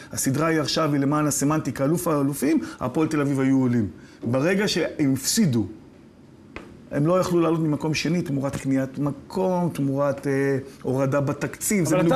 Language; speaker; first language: Hebrew; native; Hebrew